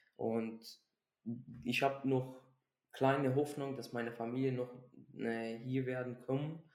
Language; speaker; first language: German; early bilingual, other home language; Persian